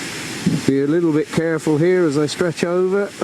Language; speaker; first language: English; native; English